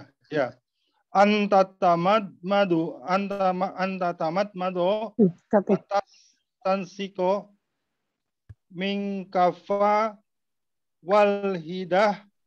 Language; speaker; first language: Arabic; non-native, learner; Indonesian